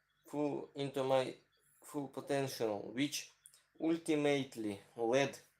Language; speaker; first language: English; non-native, learner; Ukrainian